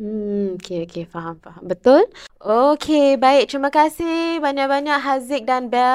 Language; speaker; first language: Malay; native; Malay